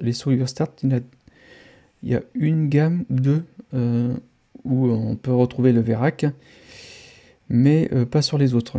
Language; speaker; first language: French; native; French